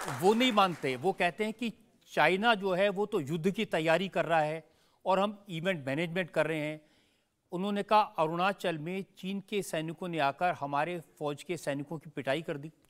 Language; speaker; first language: Hindi; native; Hindi